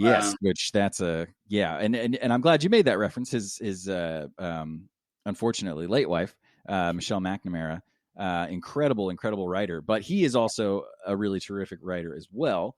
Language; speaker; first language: English; native; English